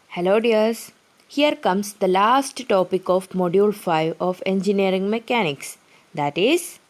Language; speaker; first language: English; non-native, local second language; Malayalam